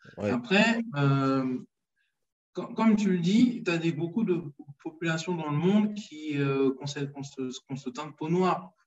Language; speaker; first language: French; early bilingual, other home language; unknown